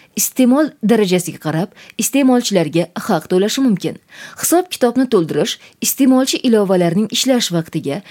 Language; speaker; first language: Uzbek; native; Uzbek